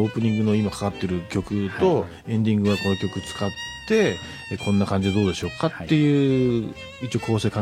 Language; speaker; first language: Japanese; native; Japanese